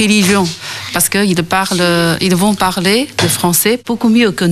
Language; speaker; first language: French; non-native, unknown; Chinese